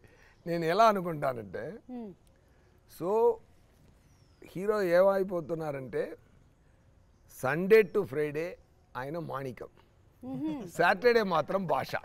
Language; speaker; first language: Telugu; non-native, fluent; Tamil